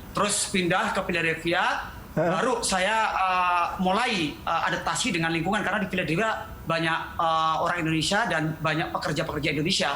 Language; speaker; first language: Indonesian; native; Indonesian